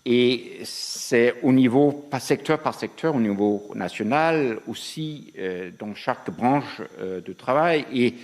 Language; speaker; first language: French; non-native, fluent; Danish